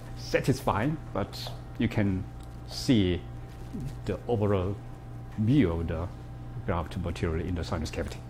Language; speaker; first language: English; non-native, fluent; Korean